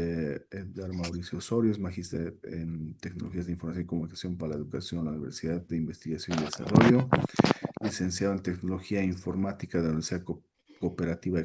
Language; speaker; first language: Spanish; native; Spanish